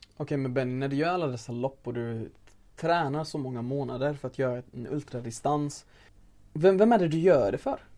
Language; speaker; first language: Swedish; early bilingual, other home language; Arabic